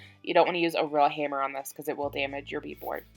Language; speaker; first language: English; native; English